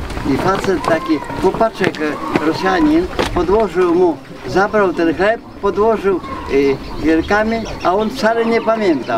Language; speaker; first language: Polish; native; Polish